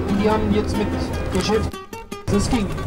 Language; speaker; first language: German; non-native, fluent; Spanish